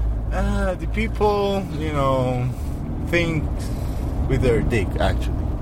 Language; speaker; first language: English; non-native, fluent; Spanish